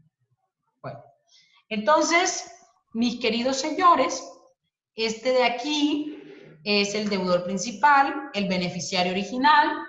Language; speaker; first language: Spanish; native; Spanish